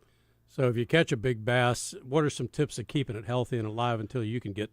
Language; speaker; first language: English; native; English